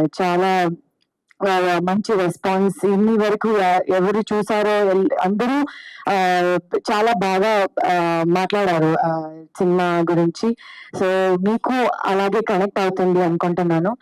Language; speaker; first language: Telugu; non-native, learner; Kannada